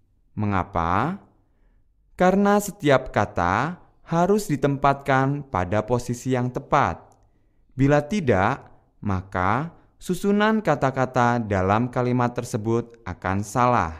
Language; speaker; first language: Indonesian; native; Indonesian